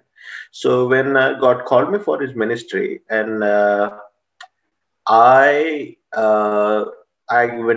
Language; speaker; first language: English; non-native, local second language; Marathi